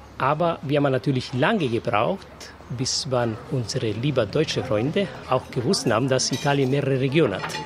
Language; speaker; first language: German; non-native, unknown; Italian